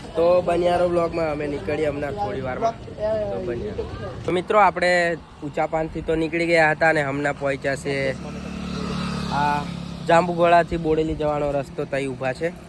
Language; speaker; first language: Gujarati; non-native, local second language; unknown